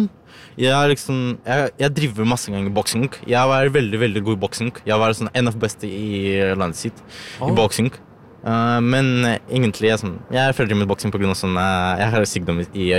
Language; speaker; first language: Norwegian; non-native, learner; Ukrainian